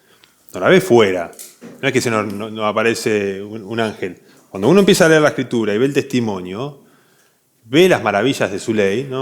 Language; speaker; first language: Spanish; native; Spanish